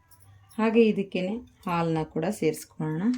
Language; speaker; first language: Kannada; native; Kannada